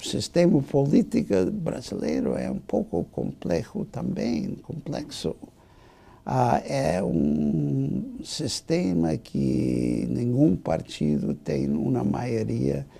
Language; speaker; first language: Portuguese; non-native, fluent; English